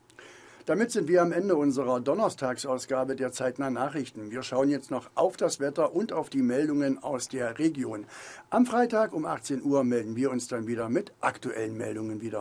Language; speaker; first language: German; native; German